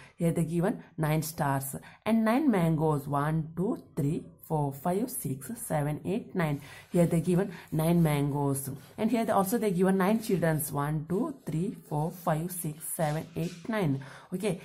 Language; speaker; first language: English; non-native, local second language; Kannada